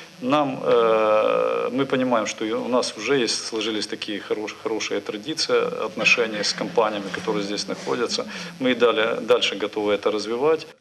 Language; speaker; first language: Russian; non-native, fluent; French